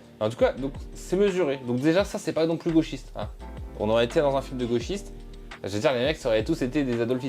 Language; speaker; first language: French; native; French